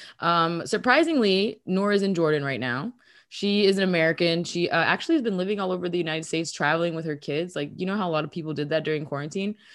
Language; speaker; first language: English; early bilingual, other home language; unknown